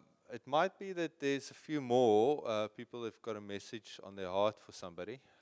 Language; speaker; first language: English; non-native, local second language; Afrikaans